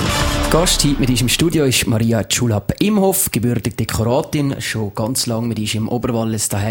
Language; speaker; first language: German; native; German